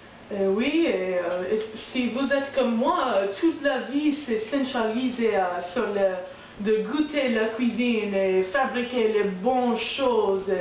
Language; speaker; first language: French; non-native, learner; English